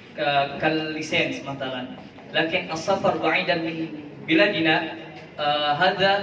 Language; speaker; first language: Arabic; non-native, fluent; Indonesian